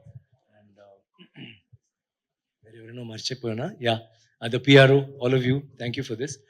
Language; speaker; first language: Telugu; non-native, learner; Tamil